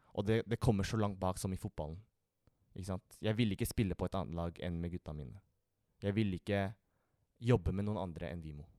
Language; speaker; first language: Norwegian; early bilingual, other home language; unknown